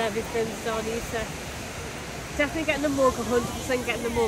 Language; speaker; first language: English; native; English